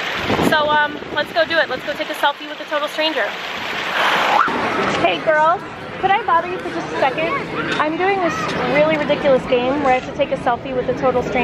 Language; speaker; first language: English; native; English